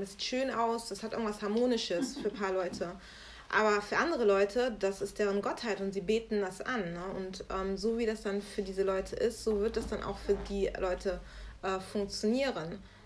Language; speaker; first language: German; native; German